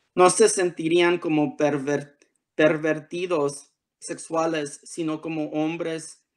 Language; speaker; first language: Spanish; early bilingual, heritage; Spanish